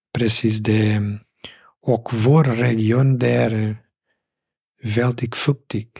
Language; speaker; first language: Swedish; non-native, fluent; Portuguese